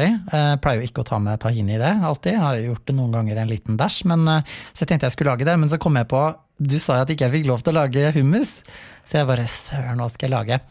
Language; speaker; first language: Norwegian; native; Norwegian